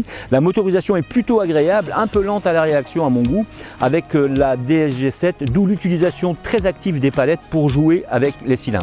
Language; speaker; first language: French; native; French